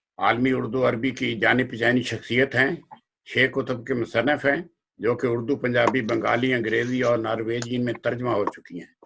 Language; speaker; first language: Urdu; non-native, local second language; Punjabi